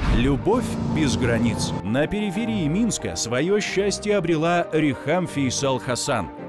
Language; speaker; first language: Russian; native; Russian